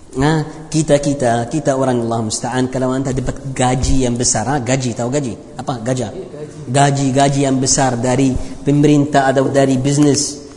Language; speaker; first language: Malay; non-native, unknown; Arabic